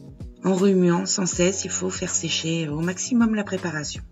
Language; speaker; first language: French; native; French